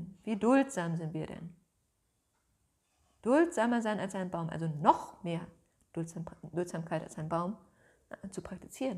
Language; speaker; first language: German; native; German